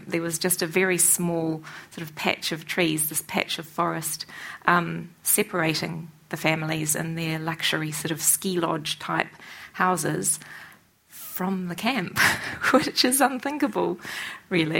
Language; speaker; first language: English; native; English